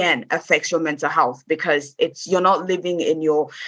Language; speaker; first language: English; native; English